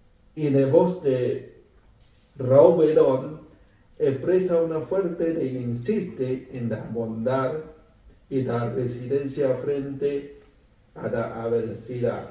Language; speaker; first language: Spanish; non-native, fluent; Chinese